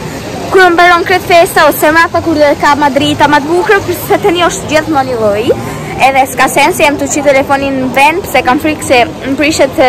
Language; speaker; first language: Albanian; early bilingual, heritage; Albanian